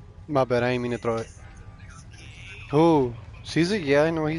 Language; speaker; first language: English; early bilingual, other home language; Spanish